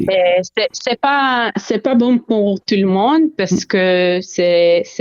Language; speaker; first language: French; non-native, learner; Hebrew